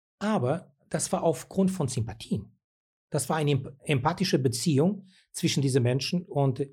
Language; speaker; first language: German; non-native, fluent; Portuguese